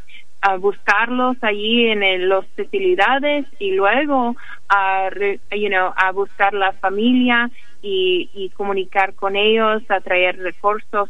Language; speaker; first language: Spanish; early bilingual, heritage; English